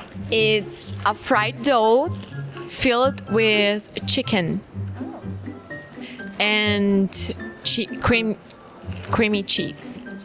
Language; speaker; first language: English; non-native, fluent; Portuguese